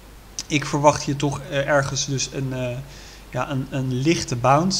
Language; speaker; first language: Dutch; native; Dutch